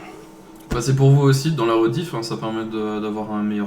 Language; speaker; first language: French; native; French